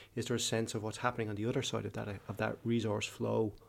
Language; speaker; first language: English; native; English